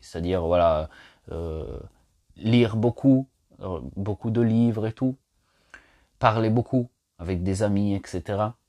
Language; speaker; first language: French; non-native, fluent; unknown